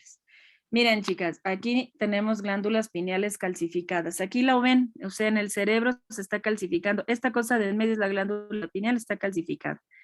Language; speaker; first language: Spanish; native; Spanish